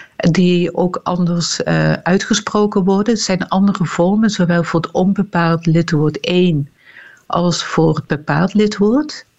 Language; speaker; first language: Dutch; native; Dutch